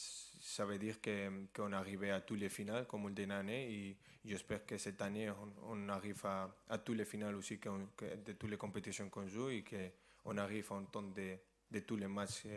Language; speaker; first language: French; non-native, fluent; Spanish